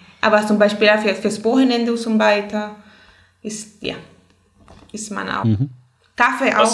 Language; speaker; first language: German; non-native, fluent; Spanish